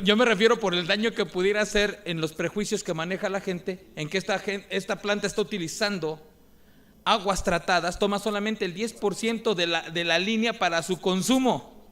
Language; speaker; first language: Spanish; native; Spanish